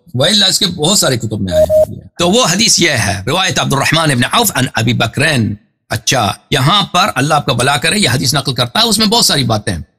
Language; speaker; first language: Urdu; non-native, fluent; Persian